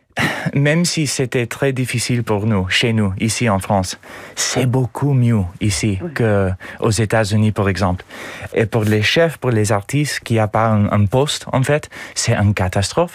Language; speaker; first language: French; non-native, learner; English